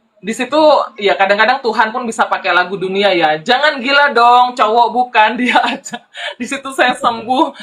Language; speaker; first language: Indonesian; native; Indonesian